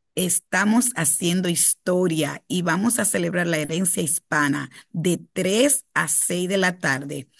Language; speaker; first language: Spanish; native; Spanish